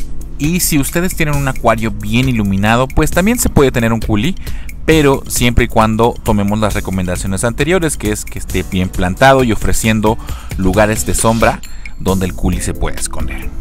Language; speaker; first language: Spanish; native; Spanish